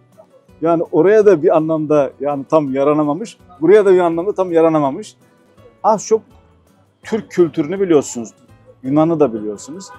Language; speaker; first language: Turkish; native; Turkish